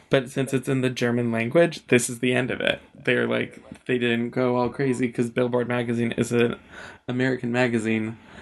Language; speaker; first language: English; native; English